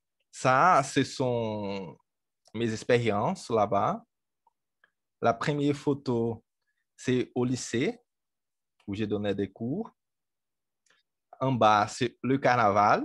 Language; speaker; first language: French; native; French